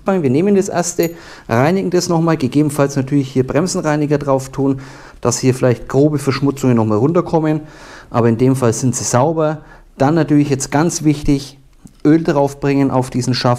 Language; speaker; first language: German; native; German